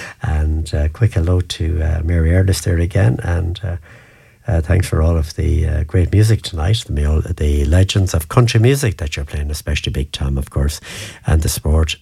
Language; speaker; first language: English; native; English